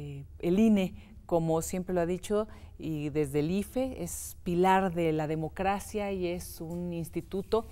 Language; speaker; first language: Spanish; native; Spanish